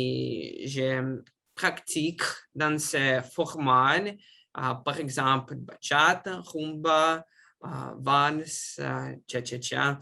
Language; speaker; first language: French; non-native, learner; Russian